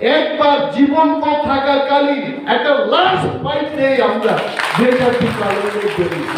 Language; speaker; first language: Bangla; non-native, local second language; Kok Borok